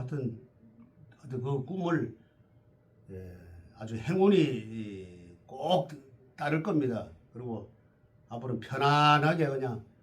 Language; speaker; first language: Korean; native; Korean